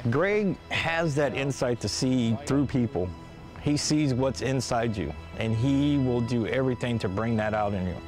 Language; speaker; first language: English; native; English